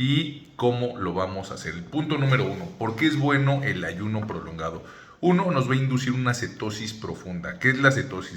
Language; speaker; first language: Spanish; native; Spanish